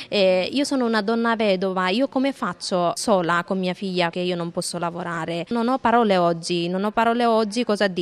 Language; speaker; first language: Italian; non-native, fluent; Bangla